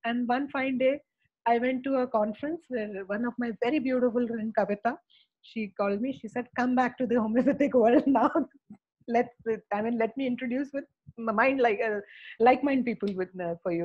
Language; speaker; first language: Hindi; early bilingual, heritage; Hindi